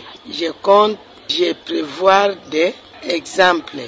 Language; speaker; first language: French; non-native, learner; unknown